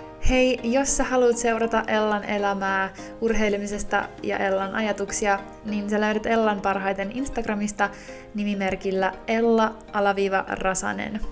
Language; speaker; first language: Finnish; native; Finnish